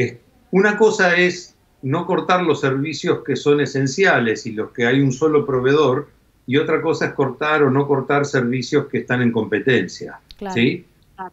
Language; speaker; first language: Spanish; native; Spanish